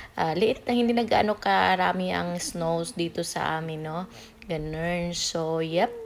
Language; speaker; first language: Filipino; non-native, local second language; Cebuano